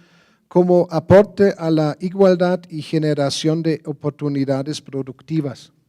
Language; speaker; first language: Spanish; non-native, fluent; German